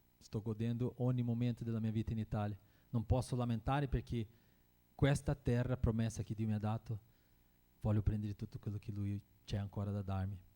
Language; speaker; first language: Italian; non-native, fluent; Portuguese